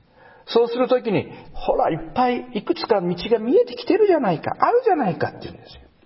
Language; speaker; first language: Japanese; native; Japanese